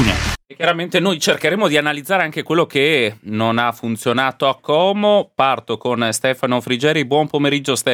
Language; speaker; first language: Italian; native; Italian